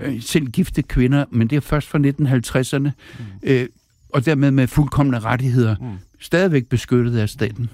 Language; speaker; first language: Danish; native; Danish